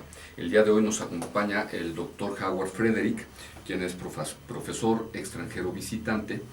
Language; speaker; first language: Spanish; native; Spanish